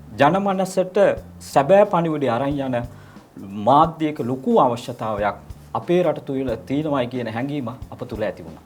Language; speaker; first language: Sinhala; non-native, local second language; Tamil